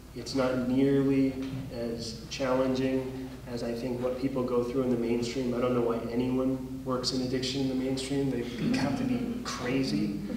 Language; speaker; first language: English; native; English